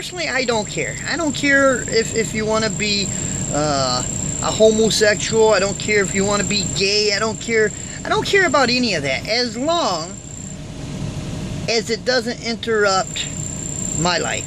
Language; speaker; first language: English; native; English